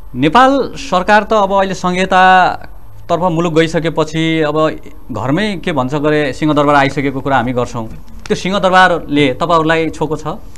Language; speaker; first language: Nepali; native; Nepali